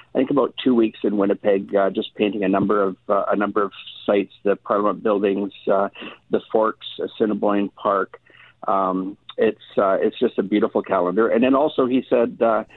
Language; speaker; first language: English; native; English